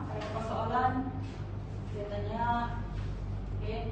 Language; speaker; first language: Malay; native; Malay